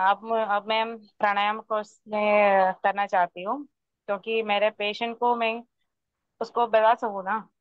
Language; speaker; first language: Hindi; non-native, local second language; Malayalam